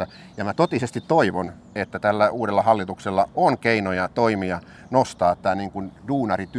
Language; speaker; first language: Finnish; native; Finnish